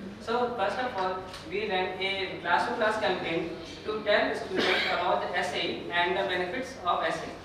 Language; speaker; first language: English; non-native, local second language; Hindi